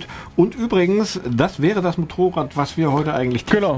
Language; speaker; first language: German; native; German